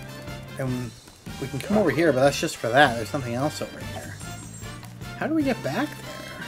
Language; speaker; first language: English; native; English